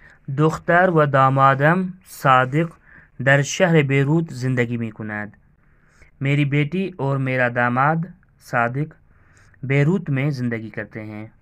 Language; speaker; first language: Persian; non-native, learner; Urdu